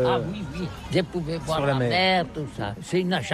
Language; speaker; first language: French; non-native, learner; Catalan